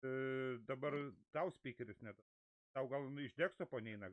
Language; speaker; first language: Lithuanian; native; Lithuanian